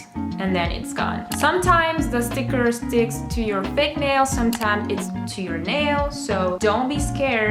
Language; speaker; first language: English; non-native, fluent; French